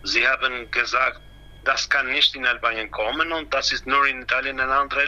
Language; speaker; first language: German; non-native, learner; Albanian